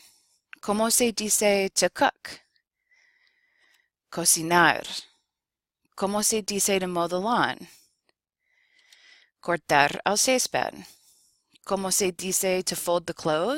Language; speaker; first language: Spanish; non-native, fluent; English